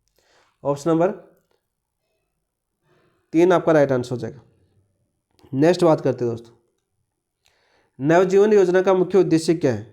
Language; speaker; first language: Hindi; native; Hindi